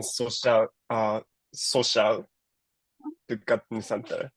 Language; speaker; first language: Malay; non-native, learner; Japanese